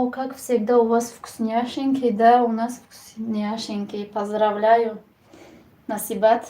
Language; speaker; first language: Russian; non-native, learner; Tajik